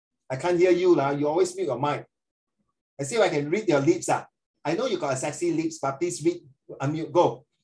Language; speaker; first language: English; non-native, local second language; Chinese